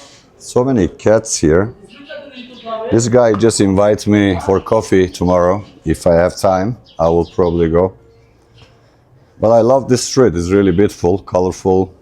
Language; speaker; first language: English; non-native, fluent; Turkish